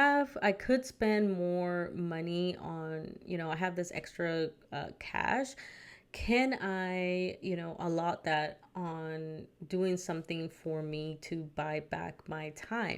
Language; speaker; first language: English; early bilingual, other home language; Spanish